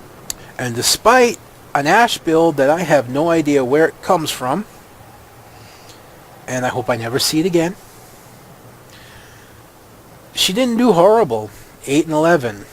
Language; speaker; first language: English; native; English